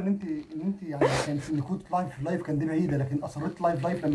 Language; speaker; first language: Arabic; native; Arabic